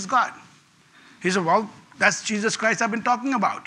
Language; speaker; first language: English; non-native, local second language; Punjabi